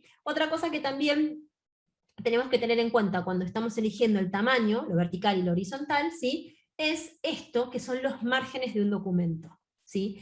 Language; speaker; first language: Spanish; native; Spanish